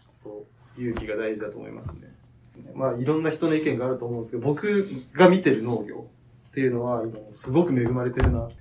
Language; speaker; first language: Japanese; native; Japanese